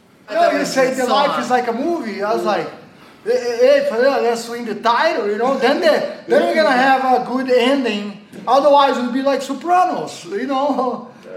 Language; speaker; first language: English; non-native, fluent; Portuguese